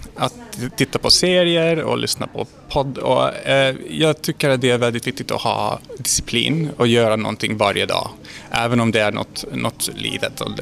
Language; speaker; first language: Swedish; non-native, fluent; Hungarian